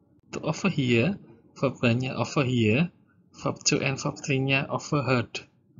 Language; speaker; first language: English; non-native, fluent; Indonesian